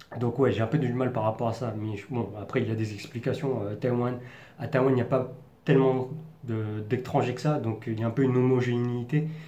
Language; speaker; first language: French; native; French